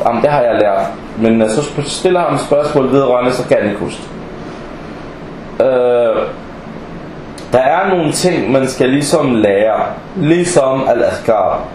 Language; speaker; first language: Danish; early bilingual, other home language; Arabic